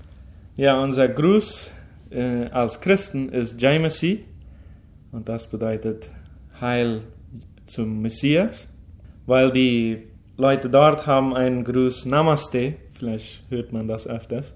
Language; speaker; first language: German; early bilingual, heritage; German